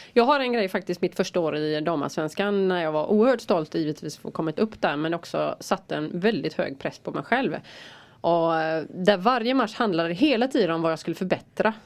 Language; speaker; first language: Swedish; native; Swedish